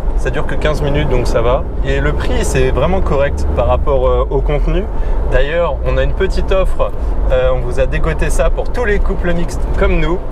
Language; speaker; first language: French; native; French